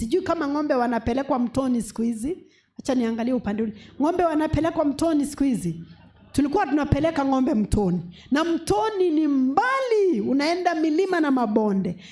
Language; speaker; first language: Swahili; non-native, local second language; Gusii